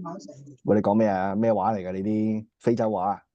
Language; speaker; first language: Cantonese; native; Cantonese